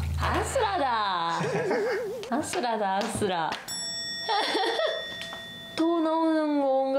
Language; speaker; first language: Korean; non-native, learner; Japanese